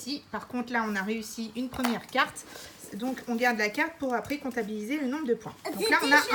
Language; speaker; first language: French; native; French